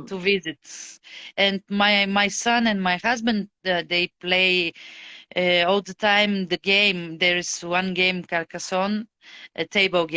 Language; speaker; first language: English; non-native, fluent; Bulgarian